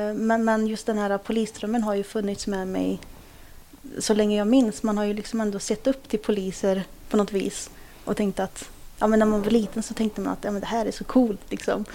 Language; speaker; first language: Swedish; early bilingual, other home language; Kurdish